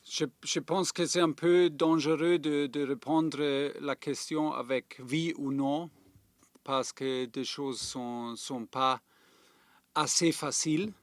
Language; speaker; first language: French; non-native, fluent; German